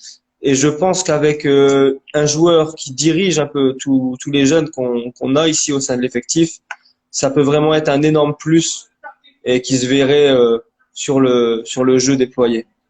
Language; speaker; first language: French; native; French